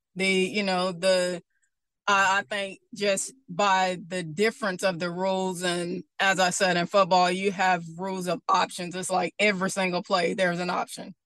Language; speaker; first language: English; native; English